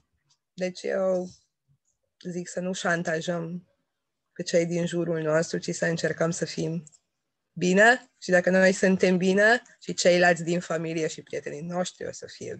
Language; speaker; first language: Romanian; non-native, local second language; Hungarian